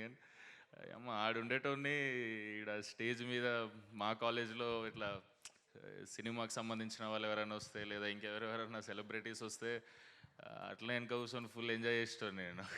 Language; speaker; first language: Telugu; native; Telugu